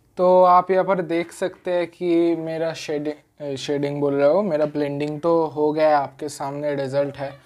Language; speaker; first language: Hindi; non-native, local second language; Bangla